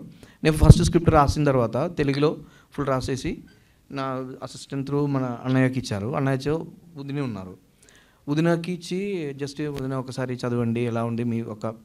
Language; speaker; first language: Telugu; non-native, learner; Malayalam